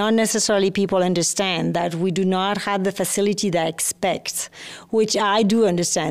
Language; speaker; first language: English; non-native, fluent; French